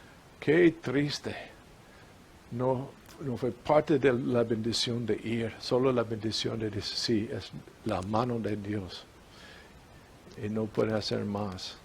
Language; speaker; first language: Spanish; non-native, fluent; English